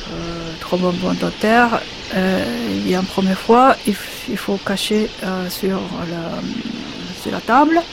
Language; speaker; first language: French; non-native, learner; Japanese